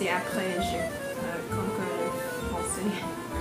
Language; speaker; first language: French; non-native, learner; English